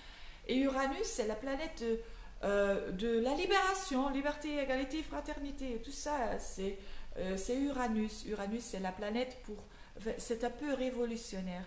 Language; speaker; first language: French; non-native, local second language; Dutch